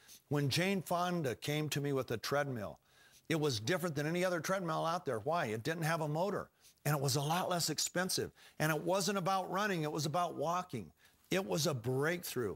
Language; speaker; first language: English; native; English